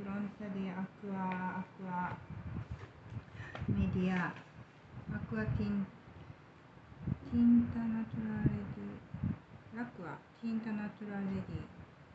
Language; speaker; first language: Italian; non-native, learner; Japanese